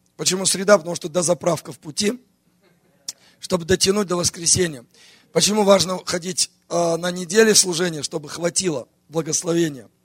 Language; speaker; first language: Russian; native; Russian